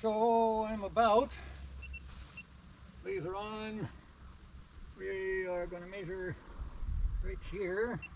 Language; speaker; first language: English; native; English